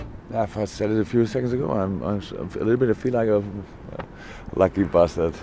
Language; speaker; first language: English; non-native, fluent; German